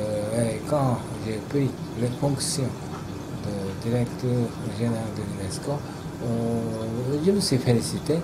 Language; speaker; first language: French; non-native, fluent; Japanese